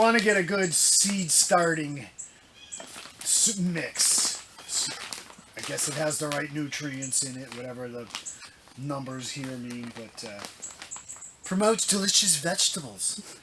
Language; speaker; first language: English; native; English